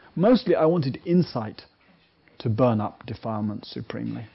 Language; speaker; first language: English; native; English